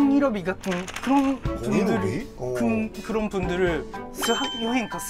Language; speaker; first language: Korean; non-native, fluent; Japanese